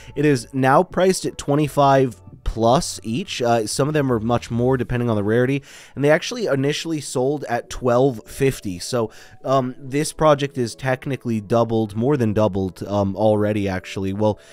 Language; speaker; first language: English; native; English